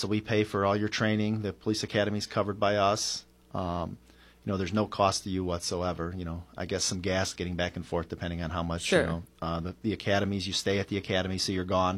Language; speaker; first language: English; native; English